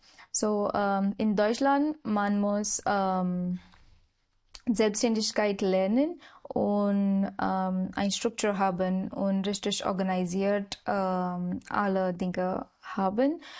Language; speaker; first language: German; non-native, learner; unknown